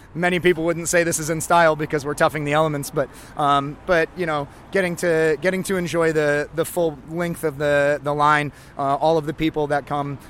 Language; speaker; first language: English; native; English